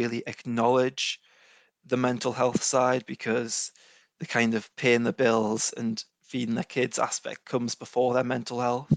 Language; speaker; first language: English; native; English